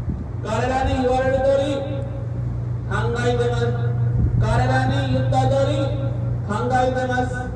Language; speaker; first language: Japanese; non-native, learner; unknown